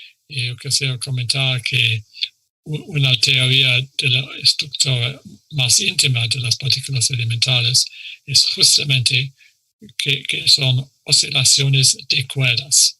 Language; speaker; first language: Spanish; non-native, fluent; English